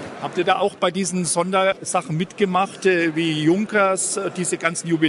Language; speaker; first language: German; native; German